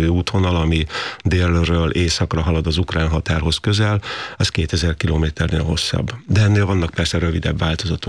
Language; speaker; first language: Hungarian; native; Hungarian